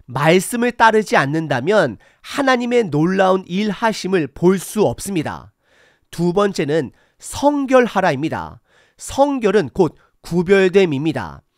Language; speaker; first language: Korean; native; Korean